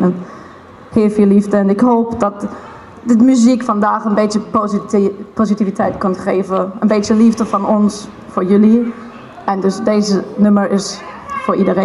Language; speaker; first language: Dutch; non-native, fluent; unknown